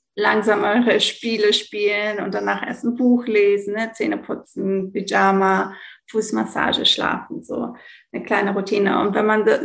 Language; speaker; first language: German; early bilingual, heritage; Greek